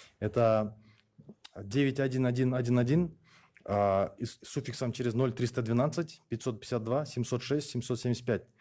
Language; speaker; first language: Russian; non-native, local second language; Kyrgyz